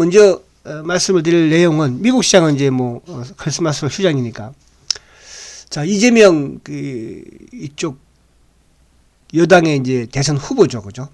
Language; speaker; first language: Korean; native; Korean